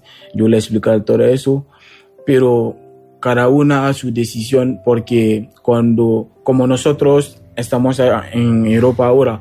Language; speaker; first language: Spanish; non-native, learner; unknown